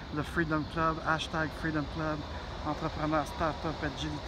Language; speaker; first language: French; native; French